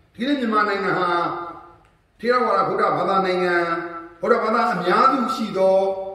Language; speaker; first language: Burmese; native; Burmese